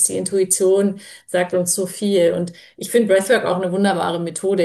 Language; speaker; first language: German; native; German